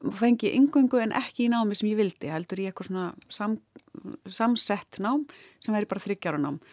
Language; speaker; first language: Icelandic; native; Icelandic